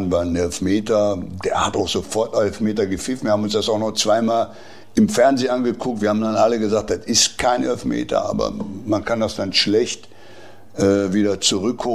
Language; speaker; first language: German; native; German